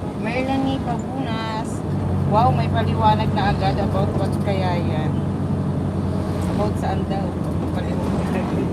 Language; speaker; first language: Filipino; native; Filipino